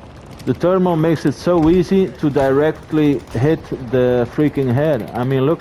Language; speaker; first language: English; non-native, fluent; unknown